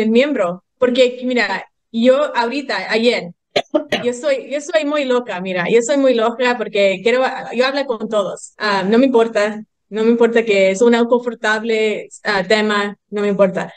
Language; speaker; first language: Spanish; early bilingual, heritage; English